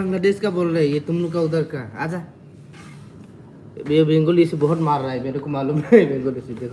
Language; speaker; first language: Hindi; non-native, local second language; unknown